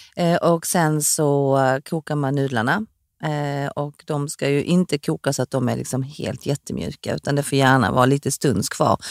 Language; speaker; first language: Swedish; early bilingual, other home language; Korean